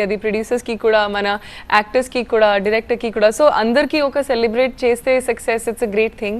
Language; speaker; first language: Telugu; non-native, fluent; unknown